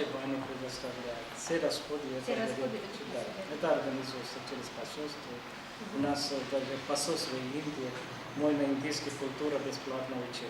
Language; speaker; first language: Russian; non-native, learner; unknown